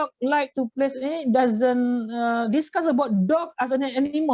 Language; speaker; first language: English; non-native, fluent; Indonesian